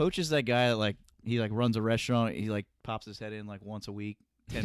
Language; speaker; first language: English; native; English